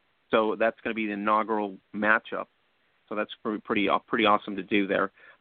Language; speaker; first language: English; early bilingual, other home language; Spanish